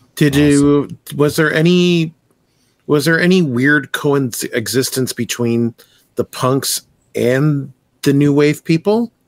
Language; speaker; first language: English; native; English